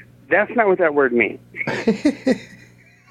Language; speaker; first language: English; native; English